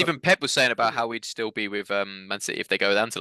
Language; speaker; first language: English; native; English